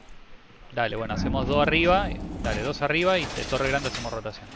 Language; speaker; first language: Spanish; native; Spanish